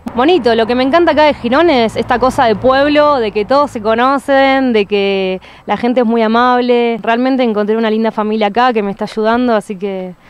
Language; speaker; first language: Spanish; native; Spanish